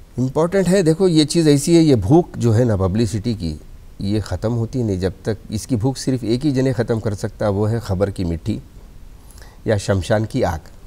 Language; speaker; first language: Hindi; native; Hindi